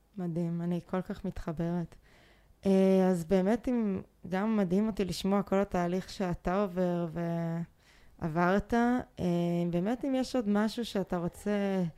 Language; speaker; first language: Hebrew; native; Hebrew